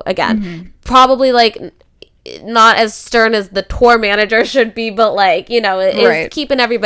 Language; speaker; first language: English; native; English